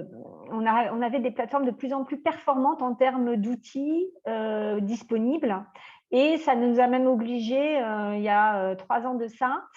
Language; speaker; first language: French; native; French